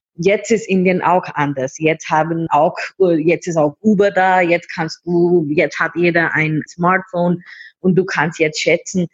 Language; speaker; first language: German; non-native, learner; Hindi